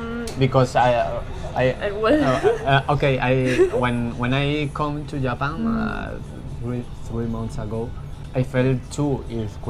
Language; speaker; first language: English; non-native, learner; Spanish